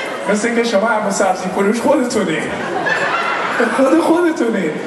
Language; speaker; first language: Persian; early bilingual, heritage; Persian